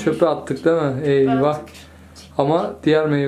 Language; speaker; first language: Turkish; native; Turkish